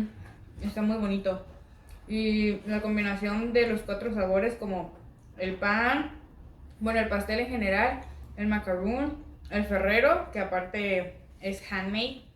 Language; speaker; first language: Spanish; native; Spanish